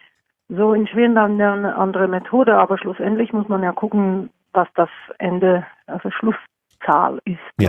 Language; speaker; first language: German; non-native, fluent; Norwegian